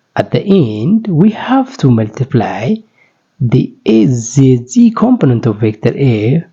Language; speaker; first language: English; non-native, local second language; Amharic